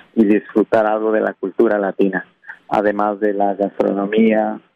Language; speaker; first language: Spanish; non-native, local second language; Kʼicheʼ